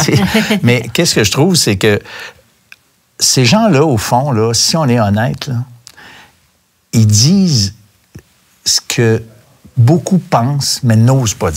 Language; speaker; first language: French; native; French